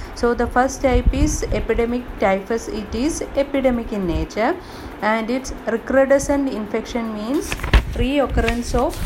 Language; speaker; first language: English; non-native, local second language; Malayalam